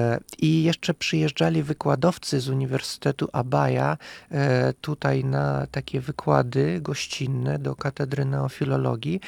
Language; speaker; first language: Polish; non-native, fluent; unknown